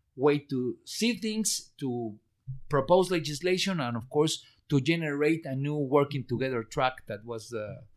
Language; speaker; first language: English; non-native, fluent; Spanish